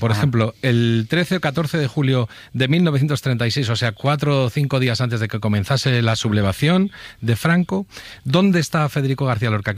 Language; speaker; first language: Spanish; native; Spanish